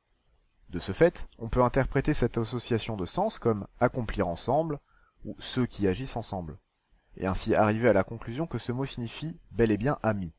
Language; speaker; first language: French; native; French